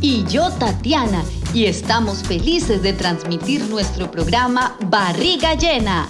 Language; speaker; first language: Spanish; native; Spanish